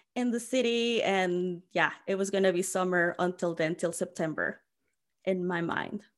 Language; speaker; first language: English; non-native, fluent; Spanish